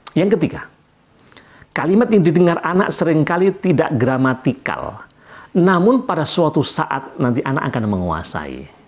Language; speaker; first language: Indonesian; non-native, local second language; Javanese